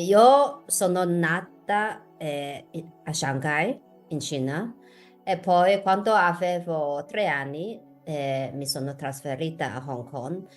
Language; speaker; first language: Italian; non-native, fluent; Chinese